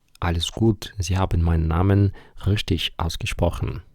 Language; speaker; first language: German; non-native, fluent; Ukrainian